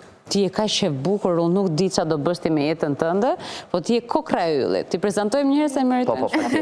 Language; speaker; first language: Albanian; native; Albanian